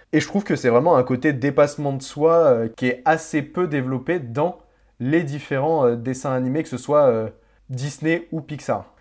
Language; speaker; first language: French; native; French